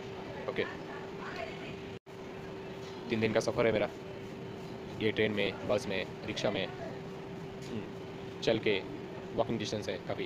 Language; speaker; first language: Hindi; non-native, local second language; Bangla